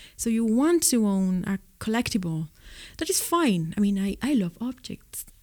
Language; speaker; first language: English; non-native, fluent; Spanish